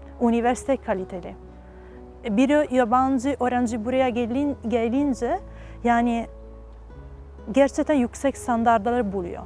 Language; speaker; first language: Turkish; non-native, learner; Italian